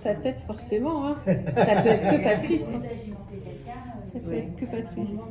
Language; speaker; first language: French; native; French